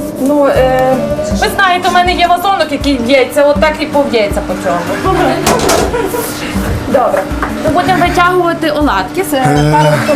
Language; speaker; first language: Ukrainian; native; Ukrainian